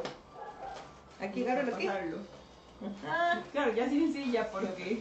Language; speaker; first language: Spanish; native; Spanish